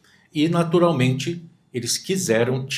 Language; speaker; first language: Portuguese; native; Portuguese